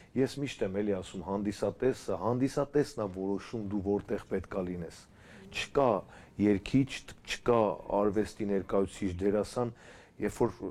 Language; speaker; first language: Armenian; native; Armenian